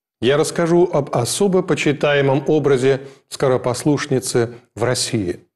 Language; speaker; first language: Russian; native; Russian